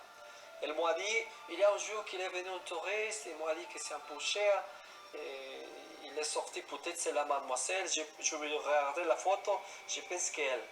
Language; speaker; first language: French; non-native, learner; Spanish